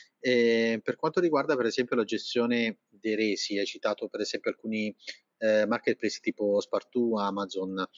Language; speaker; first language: Italian; native; Italian